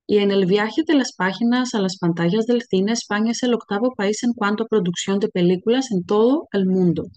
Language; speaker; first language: Spanish; non-native, fluent; Greek